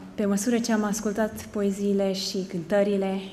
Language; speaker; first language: Romanian; native; Romanian